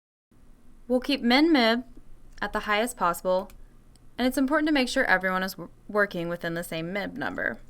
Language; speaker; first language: English; native; English